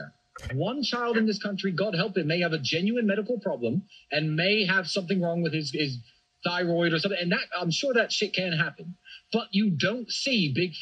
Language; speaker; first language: English; native; English